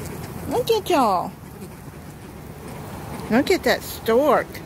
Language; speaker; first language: English; native; English